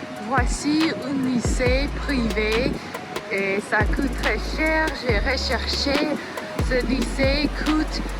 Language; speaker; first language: French; non-native, learner; English